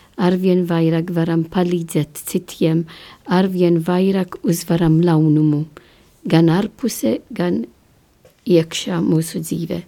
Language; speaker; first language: Latvian; non-native, learner; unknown